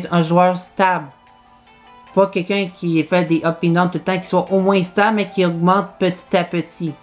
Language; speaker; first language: French; native; French